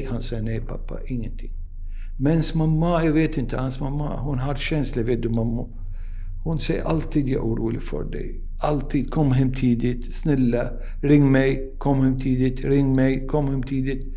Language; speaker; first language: Swedish; non-native, learner; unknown